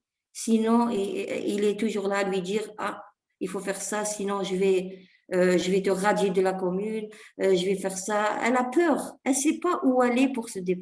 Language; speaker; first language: French; non-native, fluent; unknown